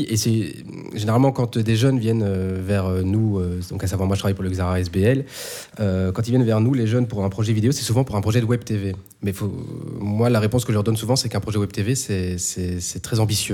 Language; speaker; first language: French; native; French